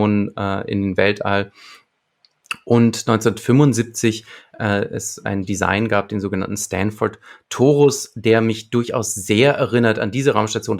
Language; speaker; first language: German; native; German